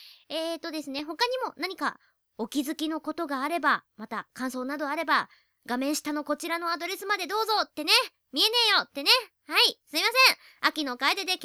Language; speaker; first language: Japanese; native; Japanese